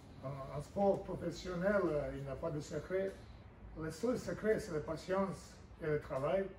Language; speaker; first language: French; non-native, fluent; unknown